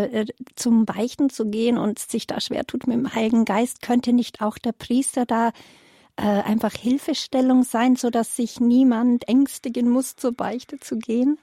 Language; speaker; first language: German; native; German